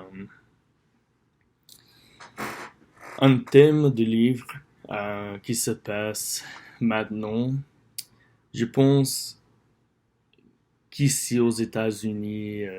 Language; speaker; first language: French; non-native, learner; English